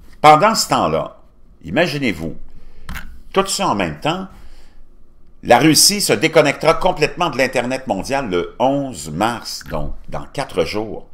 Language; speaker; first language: French; native; French